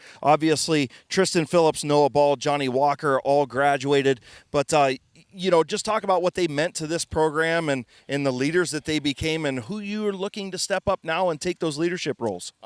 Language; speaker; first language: English; native; English